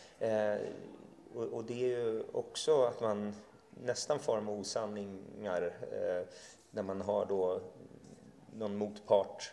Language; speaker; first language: Swedish; early bilingual, other home language; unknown